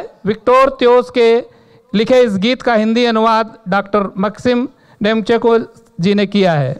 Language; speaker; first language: Hindi; native; Hindi